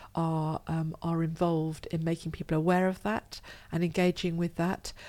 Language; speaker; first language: English; native; English